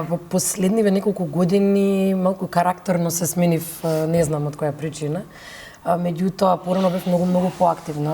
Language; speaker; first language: Macedonian; native; Macedonian